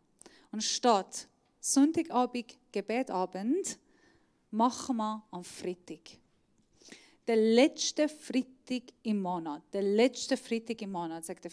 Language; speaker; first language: German; non-native, fluent; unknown